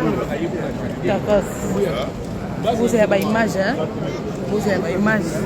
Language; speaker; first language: French; non-native, local second language; Lingala